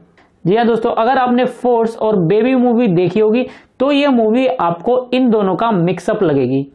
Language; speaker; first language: Hindi; native; Hindi